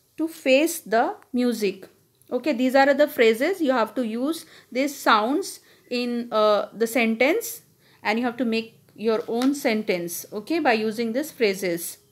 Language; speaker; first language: English; non-native, local second language; Hindi